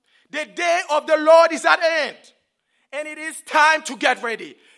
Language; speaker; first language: English; non-native, fluent; Haitian Creole